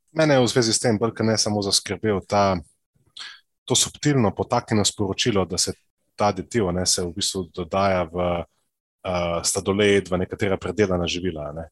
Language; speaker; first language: Slovenian; non-native, local second language; Serbian